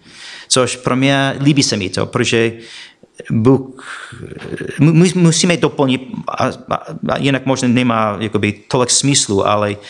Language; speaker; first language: Czech; non-native, fluent; English